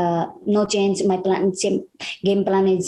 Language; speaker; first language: English; non-native, learner; Hindi